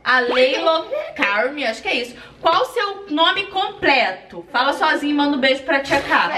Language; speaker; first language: Portuguese; native; Portuguese